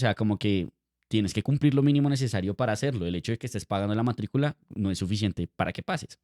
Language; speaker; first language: Spanish; native; Spanish